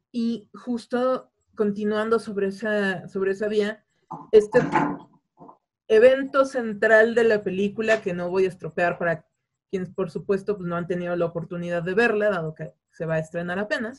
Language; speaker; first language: Spanish; native; Spanish